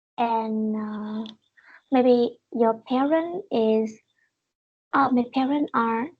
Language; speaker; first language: English; non-native, learner; Vietnamese